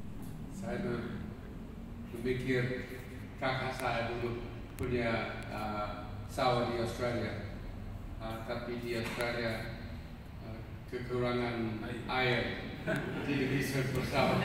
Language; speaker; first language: Indonesian; non-native, fluent; English